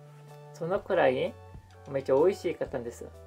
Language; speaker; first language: Japanese; non-native, fluent; Korean